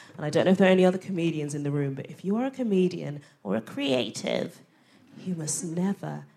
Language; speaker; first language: English; early bilingual, other home language; Akan